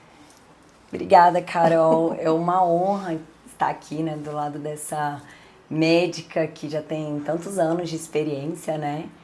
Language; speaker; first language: Portuguese; native; Portuguese